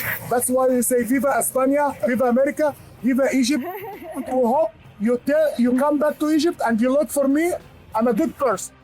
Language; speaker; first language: English; non-native, learner; Arabic